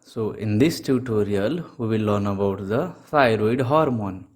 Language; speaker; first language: English; non-native, local second language; Nepali